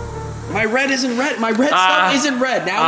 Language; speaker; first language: English; native; English